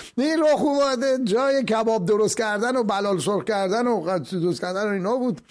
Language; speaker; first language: Persian; native; Persian